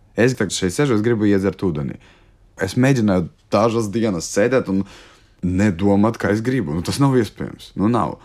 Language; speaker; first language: Latvian; non-native, local second language; Russian